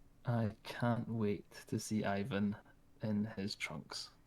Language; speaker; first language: English; native; English